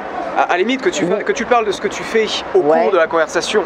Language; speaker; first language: French; native; French